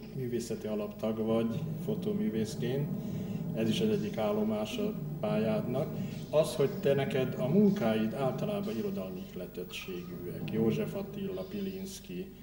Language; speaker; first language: Hungarian; native; Hungarian